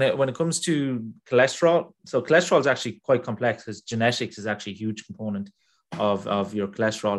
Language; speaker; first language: English; native; English